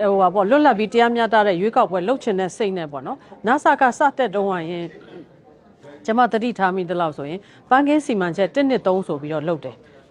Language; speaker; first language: Burmese; native; Burmese